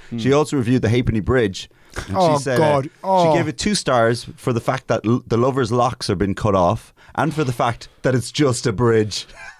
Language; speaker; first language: English; native; English